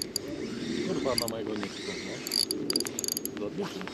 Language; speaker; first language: Polish; native; Polish